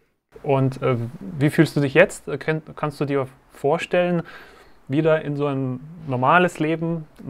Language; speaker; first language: German; native; German